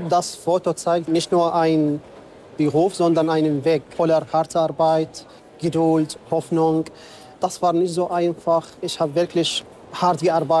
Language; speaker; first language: German; non-native, fluent; Arabic